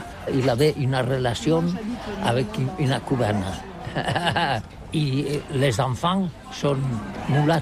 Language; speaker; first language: French; non-native, learner; Catalan